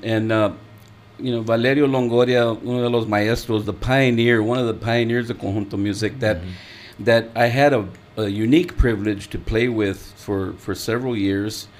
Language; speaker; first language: English; early bilingual, other home language; Spanish